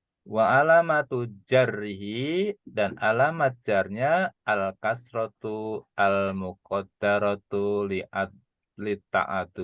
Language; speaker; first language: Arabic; non-native, fluent; Indonesian